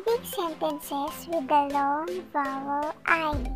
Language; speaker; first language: English; non-native, local second language; Filipino